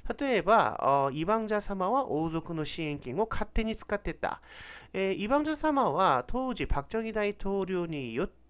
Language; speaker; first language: Japanese; non-native, fluent; Korean